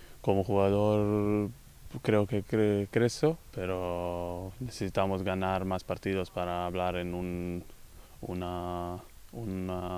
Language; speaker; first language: Spanish; non-native, fluent; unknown